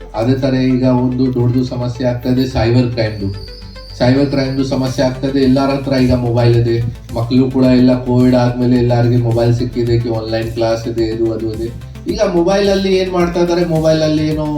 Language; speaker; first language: Kannada; non-native, fluent; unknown